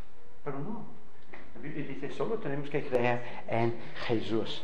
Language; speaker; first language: Spanish; non-native, fluent; English